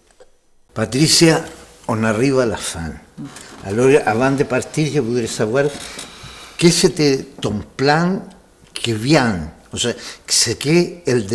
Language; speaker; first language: French; non-native, fluent; Spanish